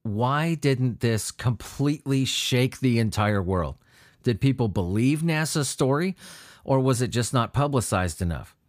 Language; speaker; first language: English; native; English